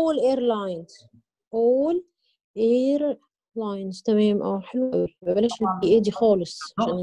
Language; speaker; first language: Arabic; native; Arabic